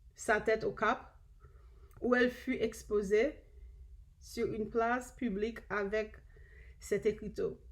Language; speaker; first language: French; non-native, learner; English